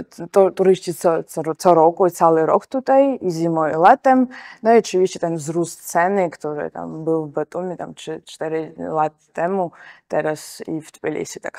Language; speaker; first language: Polish; non-native, fluent; Georgian